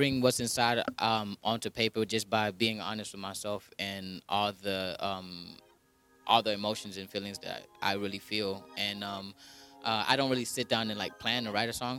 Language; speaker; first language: English; early bilingual, other home language; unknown